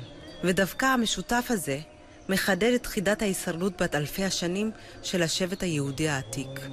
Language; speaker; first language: Hebrew; native; Hebrew